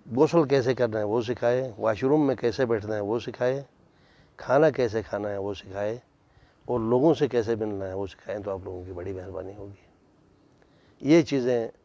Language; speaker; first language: Urdu; non-native, local second language; Shina